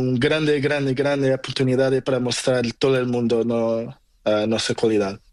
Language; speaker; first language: Spanish; non-native, learner; Portuguese